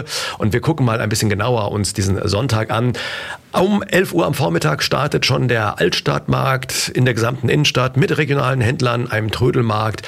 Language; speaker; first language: German; native; German